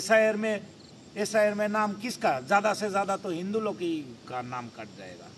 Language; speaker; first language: Hindi; non-native, local second language; Bangla